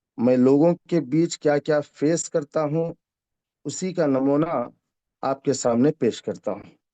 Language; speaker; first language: Hindi; non-native, local second language; Urdu